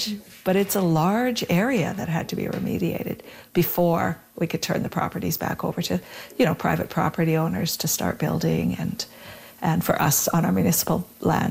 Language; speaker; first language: English; native; English